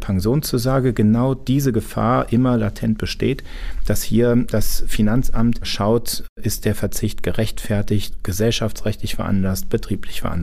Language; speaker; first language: German; native; German